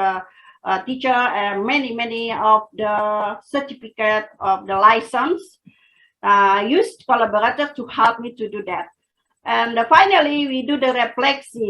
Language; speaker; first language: English; non-native, fluent; Indonesian